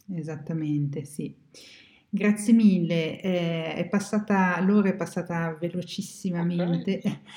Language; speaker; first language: Italian; native; Italian